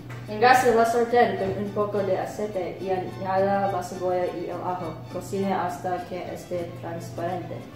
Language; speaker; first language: Spanish; non-native, learner; English